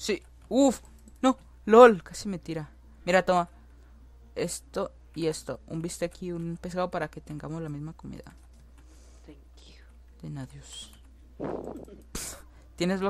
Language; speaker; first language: Spanish; native; Spanish